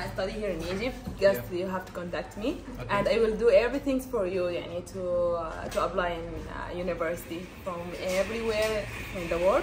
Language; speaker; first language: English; non-native, learner; Arabic